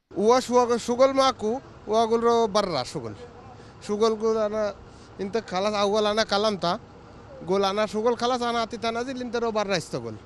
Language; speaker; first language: Arabic; non-native, learner; Bangla